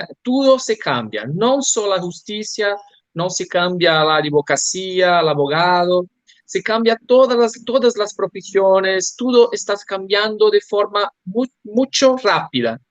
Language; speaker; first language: Spanish; non-native, learner; Portuguese